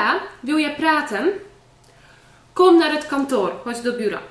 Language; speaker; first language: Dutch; non-native, fluent; Polish